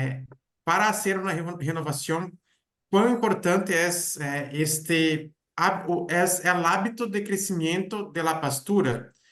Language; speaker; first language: Spanish; non-native, fluent; Portuguese